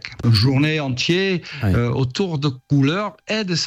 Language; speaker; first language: French; non-native, fluent; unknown